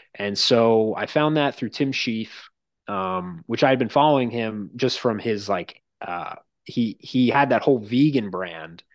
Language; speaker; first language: English; native; English